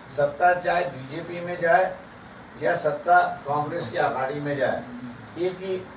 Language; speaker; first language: Hindi; non-native, local second language; Marathi